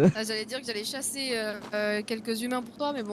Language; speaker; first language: French; native; French